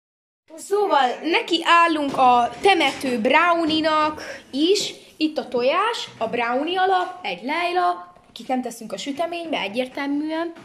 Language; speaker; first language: Hungarian; native; Hungarian